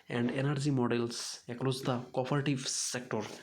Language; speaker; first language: English; non-native, local second language; Bangla